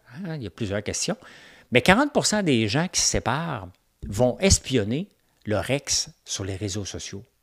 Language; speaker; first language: French; native; French